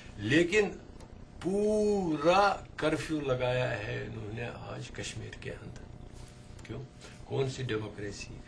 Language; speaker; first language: Urdu; non-native, local second language; Kashmiri